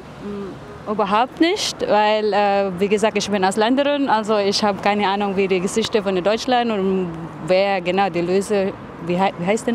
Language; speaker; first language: German; non-native, learner; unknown